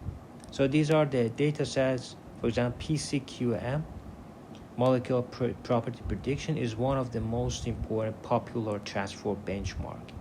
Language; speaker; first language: English; non-native, fluent; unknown